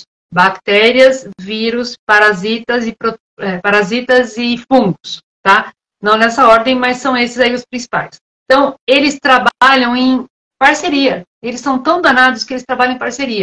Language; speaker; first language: Portuguese; native; Portuguese